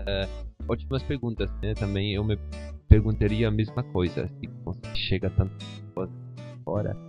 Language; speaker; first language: Portuguese; non-native, fluent; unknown